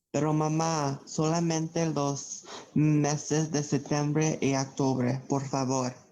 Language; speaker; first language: Spanish; non-native, learner; English